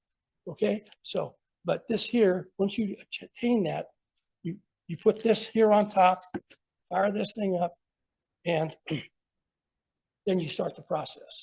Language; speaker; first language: English; native; English